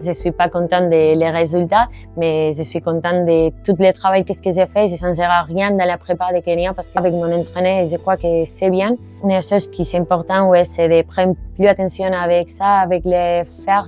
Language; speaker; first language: French; non-native, learner; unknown